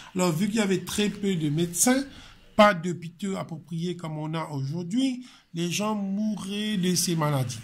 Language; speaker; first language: French; non-native, local second language; Morisyen